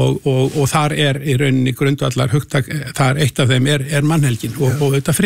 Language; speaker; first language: Icelandic; native; Icelandic